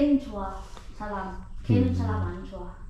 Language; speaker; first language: Korean; non-native, learner; Thai